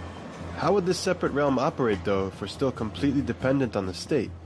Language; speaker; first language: English; non-native, fluent; Hebrew